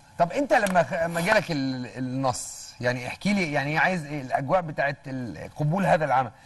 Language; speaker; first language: Egyptian Arabic; native; Egyptian Arabic